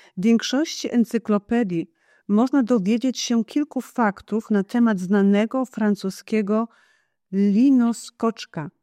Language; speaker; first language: Polish; non-native, fluent; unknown